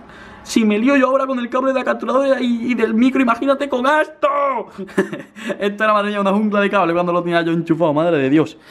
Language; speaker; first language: Spanish; native; Spanish